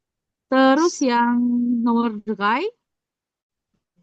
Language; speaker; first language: Indonesian; native; Indonesian